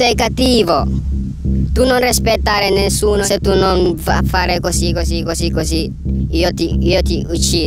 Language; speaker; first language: Italian; non-native, learner; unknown